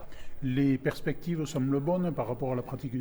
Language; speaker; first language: French; native; French